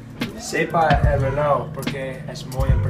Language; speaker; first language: Spanish; non-native, learner; English